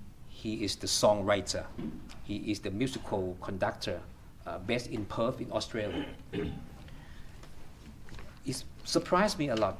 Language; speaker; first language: English; non-native, fluent; Thai